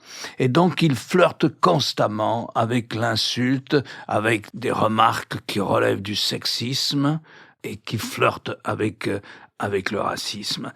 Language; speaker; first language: French; native; French